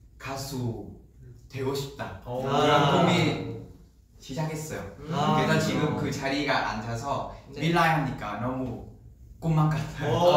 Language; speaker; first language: Korean; non-native, learner; Vietnamese